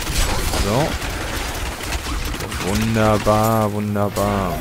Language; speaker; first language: German; native; German